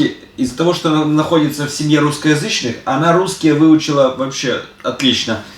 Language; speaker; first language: Russian; native; Russian